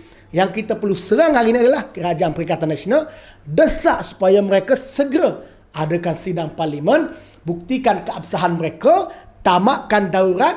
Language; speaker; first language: Malay; native; Malay